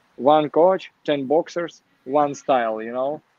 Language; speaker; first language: English; non-native, learner; Ukrainian